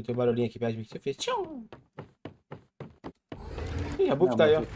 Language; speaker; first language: Portuguese; native; Portuguese